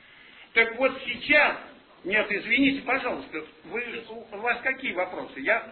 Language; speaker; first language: Russian; native; Russian